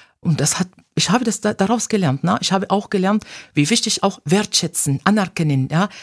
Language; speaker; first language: German; non-native, fluent; Arabic